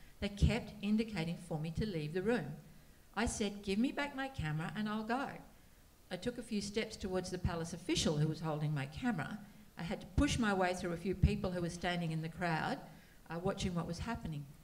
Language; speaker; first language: English; native; English